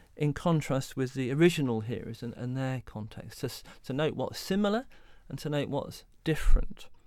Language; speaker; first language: English; native; English